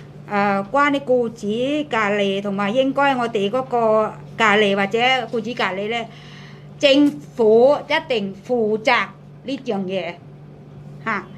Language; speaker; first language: Cantonese; non-native, fluent; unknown